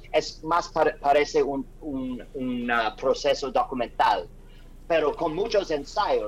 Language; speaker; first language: Spanish; non-native, learner; English